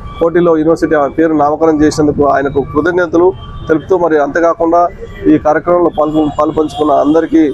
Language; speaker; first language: Telugu; native; Telugu